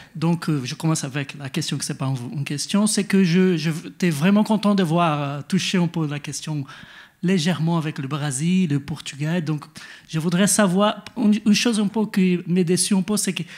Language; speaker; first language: French; non-native, fluent; Portuguese